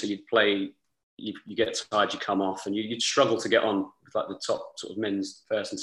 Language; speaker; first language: English; native; English